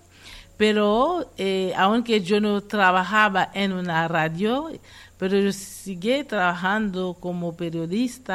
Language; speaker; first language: Spanish; non-native, fluent; Haitian Creole